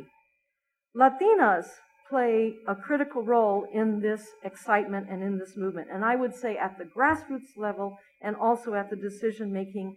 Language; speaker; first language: English; native; English